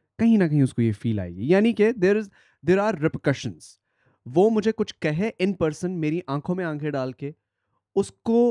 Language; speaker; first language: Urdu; native; Urdu